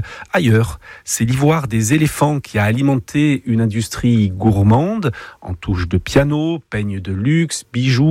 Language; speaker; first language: French; native; French